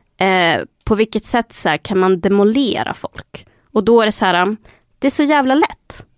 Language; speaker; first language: Swedish; early bilingual, other home language; Spanish